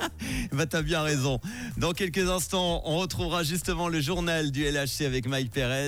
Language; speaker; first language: French; native; French